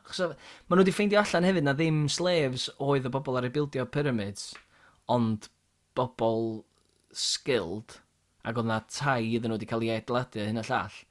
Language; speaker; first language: Welsh; native; Welsh